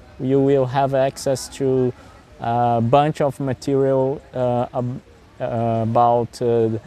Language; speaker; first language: English; non-native, fluent; Portuguese